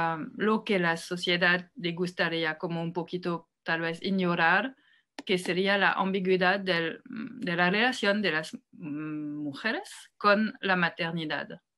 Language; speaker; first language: Spanish; non-native, fluent; French